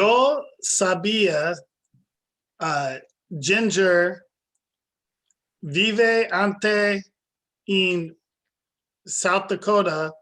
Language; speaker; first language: Spanish; non-native, learner; English